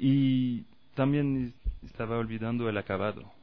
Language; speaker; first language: Spanish; non-native, fluent; French